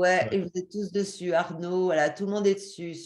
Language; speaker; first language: French; native; French